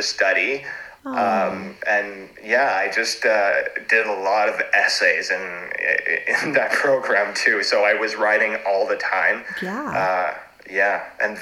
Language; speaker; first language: English; non-native, fluent; French